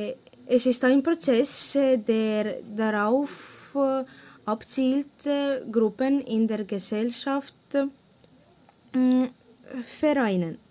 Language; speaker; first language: German; non-native, learner; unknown